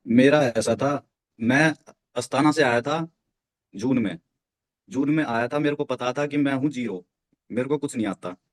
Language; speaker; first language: Hindi; native; Hindi